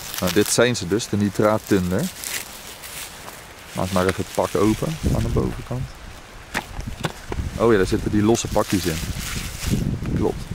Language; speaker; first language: Dutch; native; Dutch